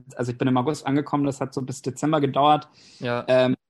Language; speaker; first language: German; non-native, fluent; English